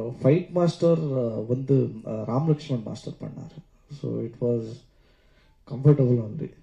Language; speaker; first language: Tamil; non-native, learner; Kannada